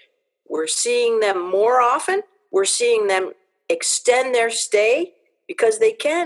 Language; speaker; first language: English; native; English